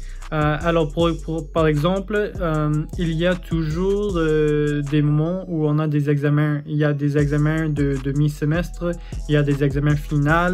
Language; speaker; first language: French; non-native, fluent; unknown